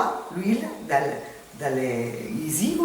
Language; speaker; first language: French; non-native, fluent; Italian